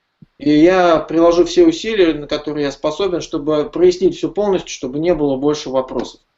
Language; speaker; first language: Russian; native; Russian